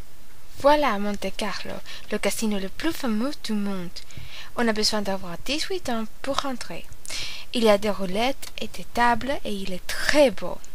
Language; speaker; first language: French; non-native, learner; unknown